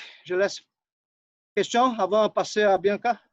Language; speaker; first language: French; non-native, fluent; Portuguese